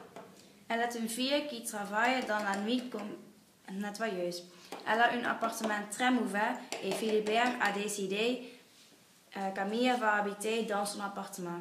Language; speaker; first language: French; non-native, learner; Dutch